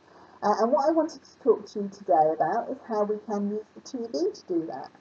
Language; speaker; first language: English; native; English